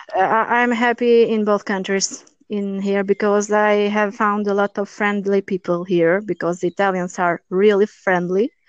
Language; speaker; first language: English; non-native, learner; Albanian